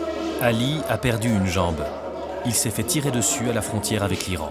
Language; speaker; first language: French; native; French